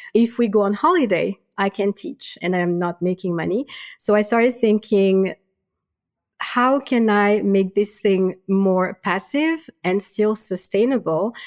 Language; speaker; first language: English; non-native, fluent; Malagasy